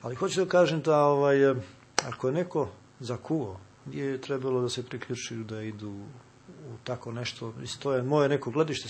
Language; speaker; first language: Serbian; native; Serbian